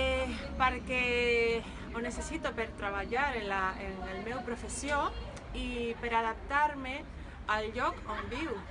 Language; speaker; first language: Catalan; non-native, learner; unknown